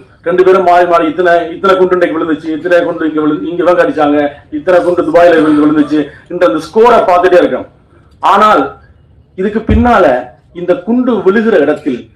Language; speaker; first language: Tamil; native; Tamil